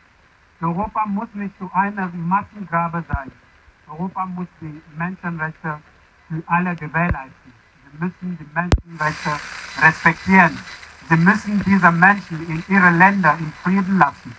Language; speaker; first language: German; non-native, fluent; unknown